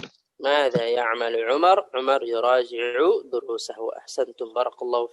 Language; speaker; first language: Arabic; non-native, fluent; Indonesian